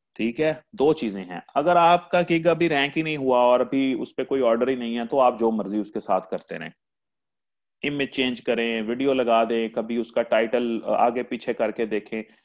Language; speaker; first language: Urdu; non-native, local second language; Punjabi